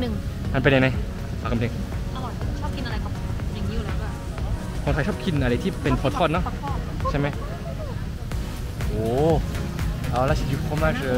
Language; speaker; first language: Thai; non-native, fluent; French